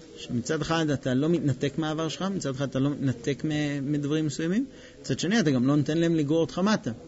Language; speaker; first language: Hebrew; non-native, fluent; English